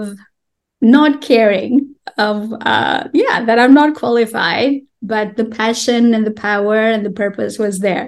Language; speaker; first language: English; non-native, fluent; Albanian